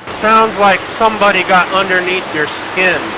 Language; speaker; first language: English; native; English